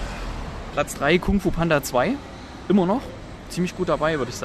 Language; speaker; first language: German; native; German